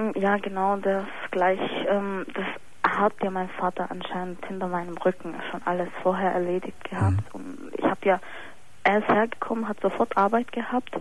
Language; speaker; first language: German; early bilingual, other home language; Turkish